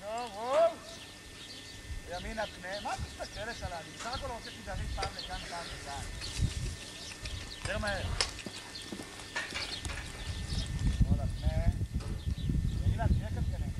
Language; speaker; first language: Hebrew; native; Hebrew